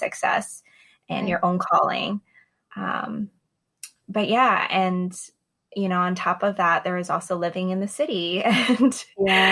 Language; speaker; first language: English; native; English